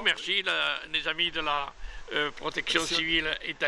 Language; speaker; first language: French; native; French